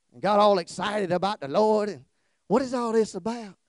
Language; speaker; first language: English; native; English